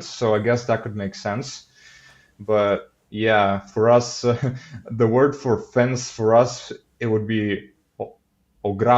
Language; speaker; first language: English; non-native, fluent; Bulgarian